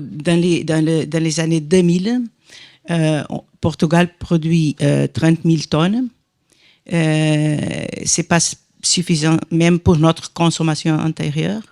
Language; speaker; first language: French; non-native, fluent; Portuguese